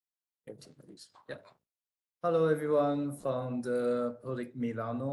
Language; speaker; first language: English; non-native, fluent; Chinese